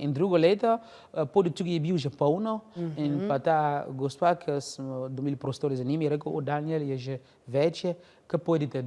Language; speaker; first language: Slovenian; non-native, learner; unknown